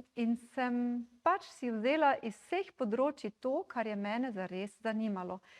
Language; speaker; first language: Slovenian; early bilingual, heritage; Slovenian